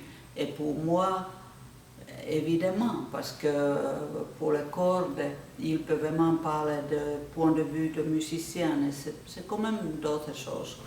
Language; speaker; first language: French; non-native, fluent; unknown